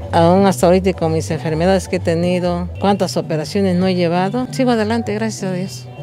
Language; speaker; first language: Spanish; native; Spanish